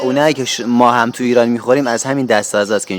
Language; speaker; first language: Persian; native; Persian